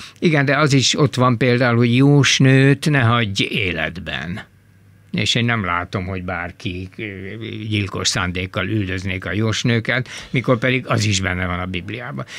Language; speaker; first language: Hungarian; native; Hungarian